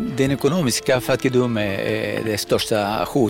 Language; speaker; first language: Swedish; non-native, fluent; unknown